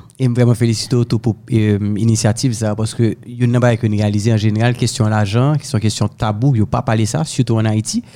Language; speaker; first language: French; non-native, local second language; Haitian Creole